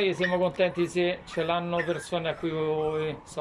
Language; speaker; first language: Italian; native; Italian